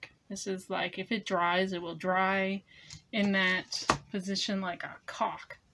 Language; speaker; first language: English; native; English